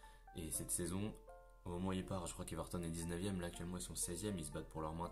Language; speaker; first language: French; native; French